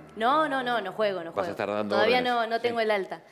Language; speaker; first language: Spanish; native; Spanish